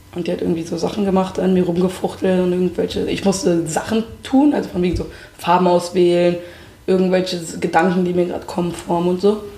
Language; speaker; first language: German; native; German